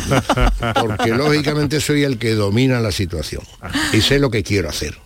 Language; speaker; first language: Spanish; native; Spanish